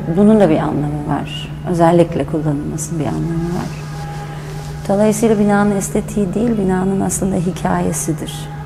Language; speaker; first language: Turkish; early bilingual, heritage; German